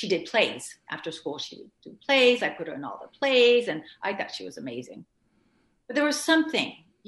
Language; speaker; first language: English; early bilingual, other home language; French